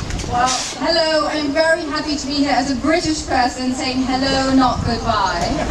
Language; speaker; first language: English; native; English